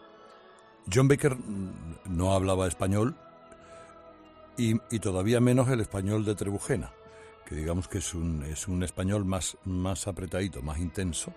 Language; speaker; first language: Spanish; native; Spanish